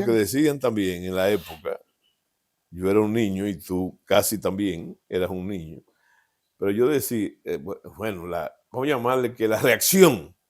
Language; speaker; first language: Spanish; native; Spanish